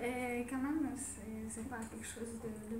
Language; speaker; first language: French; non-native, fluent; Ukrainian